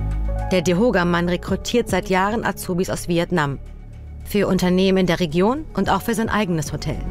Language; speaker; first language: German; native; German